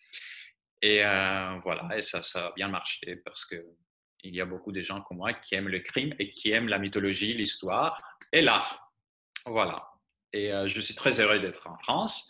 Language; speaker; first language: French; non-native, fluent; Greek